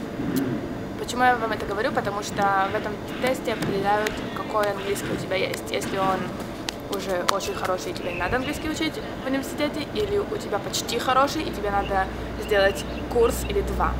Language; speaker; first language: Russian; early bilingual, heritage; Russian